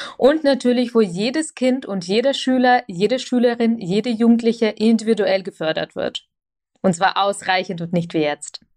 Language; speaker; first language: German; early bilingual, other home language; Russian